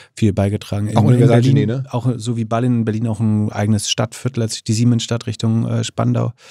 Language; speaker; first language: German; native; German